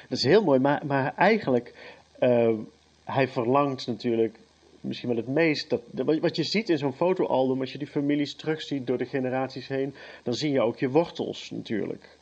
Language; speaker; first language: Dutch; native; Dutch